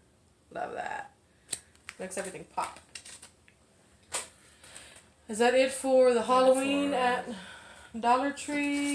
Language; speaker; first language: English; native; English